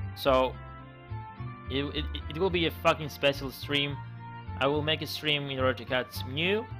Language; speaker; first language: English; non-native, fluent; Greek